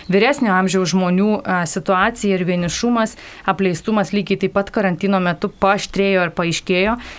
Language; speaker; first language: Lithuanian; native; Lithuanian